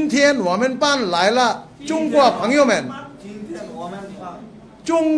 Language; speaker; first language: Chinese; non-native, fluent; Bangla